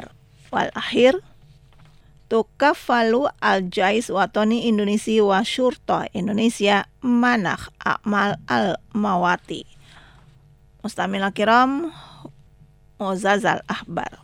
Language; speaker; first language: Arabic; non-native, fluent; Indonesian